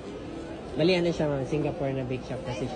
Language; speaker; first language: Filipino; native; Filipino